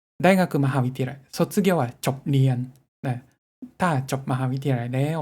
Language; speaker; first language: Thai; non-native, fluent; Japanese